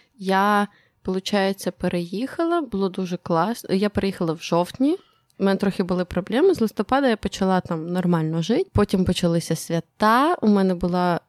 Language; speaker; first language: Ukrainian; native; Ukrainian